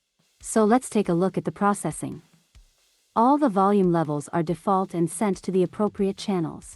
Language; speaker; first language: English; non-native, fluent; Russian